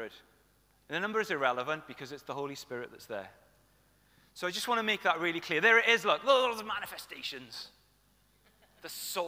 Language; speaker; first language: English; native; English